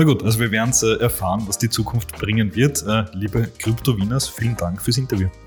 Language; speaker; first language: German; native; German